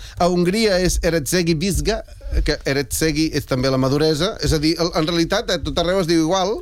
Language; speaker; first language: Catalan; native; Catalan